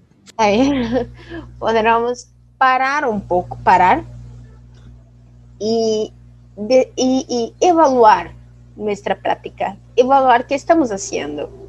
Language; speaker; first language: Spanish; non-native, fluent; Portuguese